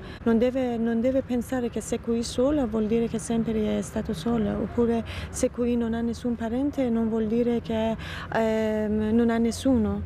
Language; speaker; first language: Italian; non-native, fluent; Persian